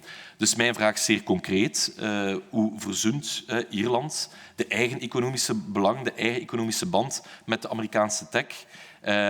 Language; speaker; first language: Dutch; native; Dutch